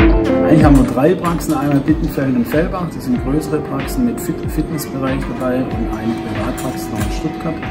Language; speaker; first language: German; native; German